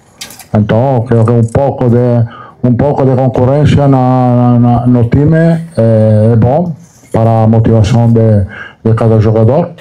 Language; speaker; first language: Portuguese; non-native, learner; Italian